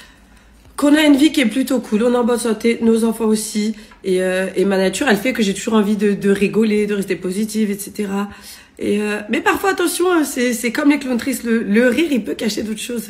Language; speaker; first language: French; native; French